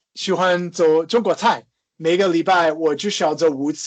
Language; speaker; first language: Chinese; non-native, fluent; English